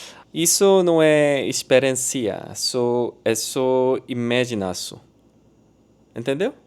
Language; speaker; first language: Portuguese; non-native, learner; Korean